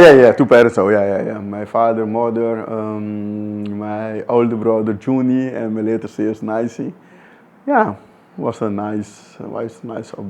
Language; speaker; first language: English; non-native, fluent; Dutch